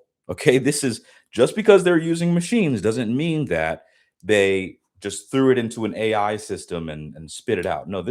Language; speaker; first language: English; native; English